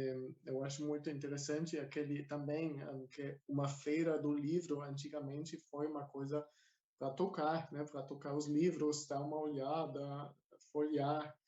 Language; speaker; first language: Portuguese; non-native, fluent; German